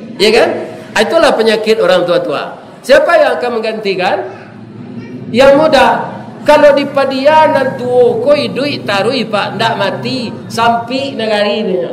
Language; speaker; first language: Malay; non-native, local second language; Minangkabau